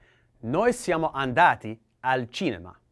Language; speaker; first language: Italian; non-native, learner; English